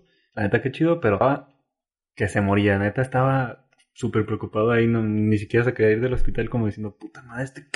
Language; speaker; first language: Spanish; native; Spanish